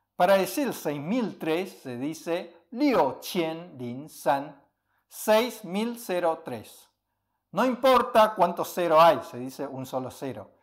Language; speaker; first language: Spanish; early bilingual, other home language; Chinese